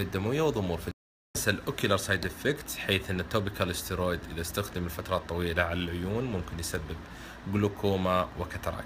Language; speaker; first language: Arabic; native; Arabic